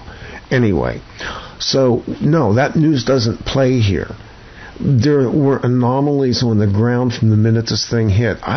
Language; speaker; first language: English; native; English